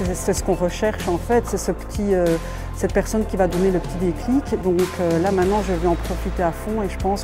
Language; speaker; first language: French; native; French